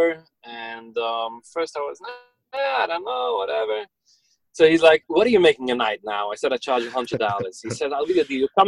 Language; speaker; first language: English; early bilingual, other home language; Yiddish